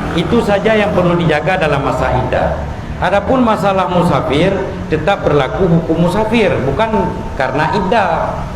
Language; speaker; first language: Malay; non-native, local second language; Achinese